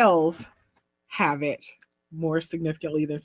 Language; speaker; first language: English; native; English